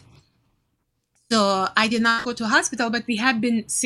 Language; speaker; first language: English; non-native, fluent; Turkish